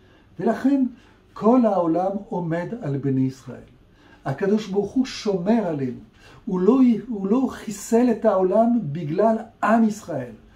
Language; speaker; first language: Hebrew; non-native, fluent; French